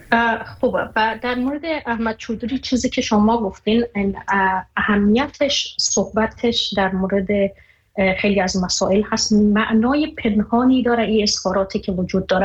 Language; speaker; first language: Persian; native; Persian